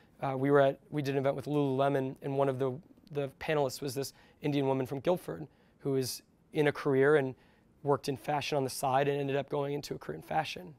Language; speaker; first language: English; native; English